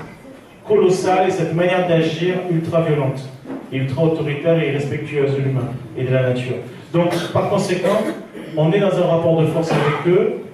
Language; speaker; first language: French; native; French